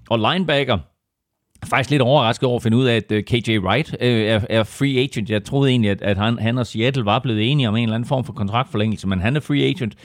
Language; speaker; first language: Danish; native; Danish